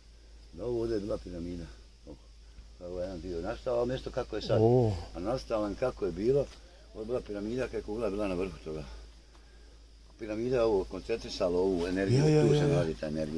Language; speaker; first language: Bosnian; native; Bosnian